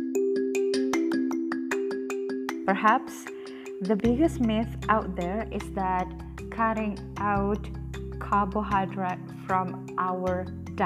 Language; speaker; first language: English; non-native, fluent; Indonesian